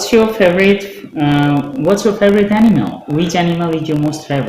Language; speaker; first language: English; non-native, fluent; Bangla